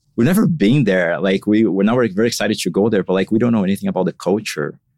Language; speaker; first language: English; non-native, fluent; Portuguese